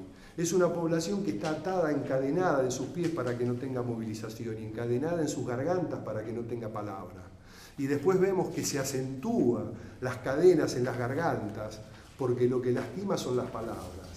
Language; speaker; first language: Spanish; native; Spanish